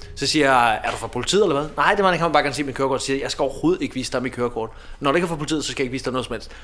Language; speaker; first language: Danish; native; Danish